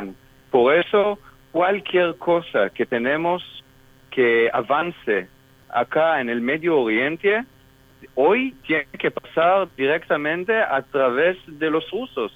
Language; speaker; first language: Spanish; non-native, fluent; Hebrew